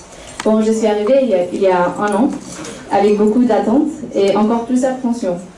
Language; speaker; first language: French; non-native, fluent; Spanish